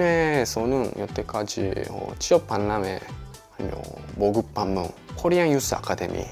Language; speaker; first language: Korean; non-native, fluent; Japanese